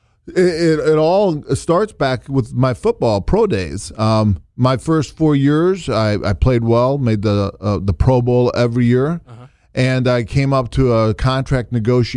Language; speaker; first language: English; native; English